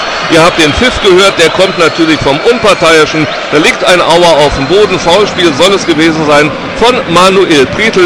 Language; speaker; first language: German; native; German